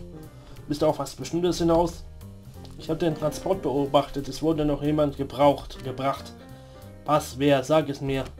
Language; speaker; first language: German; native; German